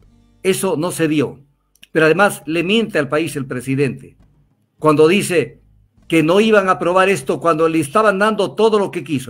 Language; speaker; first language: Spanish; native; Spanish